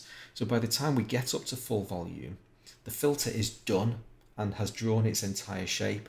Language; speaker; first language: English; native; English